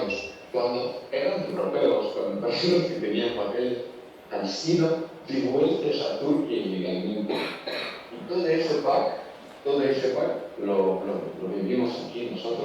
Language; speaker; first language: Spanish; non-native, learner; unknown